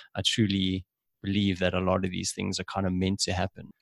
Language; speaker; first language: English; native; English